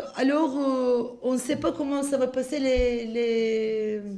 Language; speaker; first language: French; non-native, fluent; Turkish